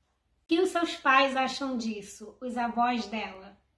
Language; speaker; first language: Portuguese; non-native, fluent; Swedish